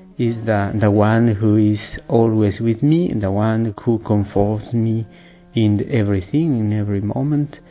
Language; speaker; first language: English; non-native, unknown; Spanish